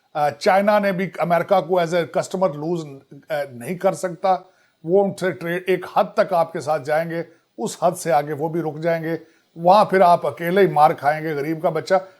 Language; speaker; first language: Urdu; non-native, local second language; Punjabi